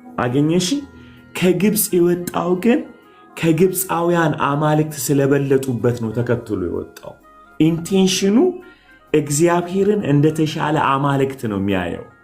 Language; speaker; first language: Amharic; non-native, fluent; Somali